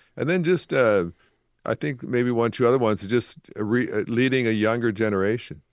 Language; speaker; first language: English; native; English